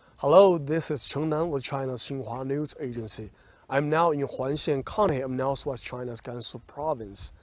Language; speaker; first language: English; non-native, fluent; Chinese